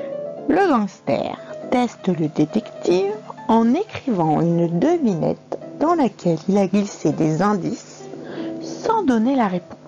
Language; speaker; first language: French; native; French